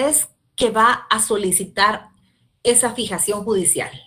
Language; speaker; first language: Spanish; native; Spanish